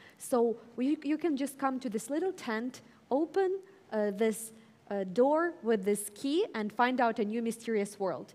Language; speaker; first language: English; early bilingual, other home language; Russian